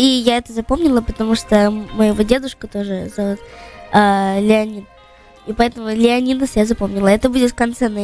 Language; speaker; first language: Russian; early bilingual, heritage; Russian